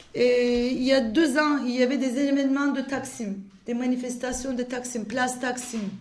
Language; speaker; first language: French; non-native, fluent; Turkish